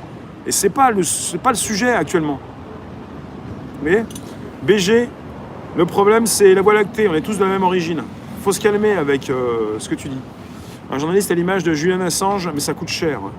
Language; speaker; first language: French; native; French